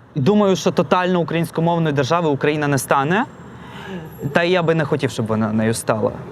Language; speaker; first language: Ukrainian; non-native, local second language; Russian